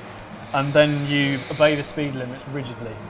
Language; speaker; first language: English; native; English